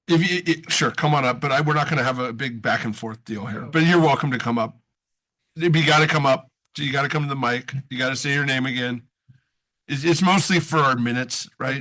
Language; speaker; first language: English; native; English